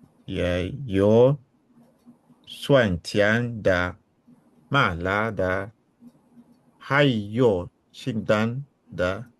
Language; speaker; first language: Chinese; non-native, learner; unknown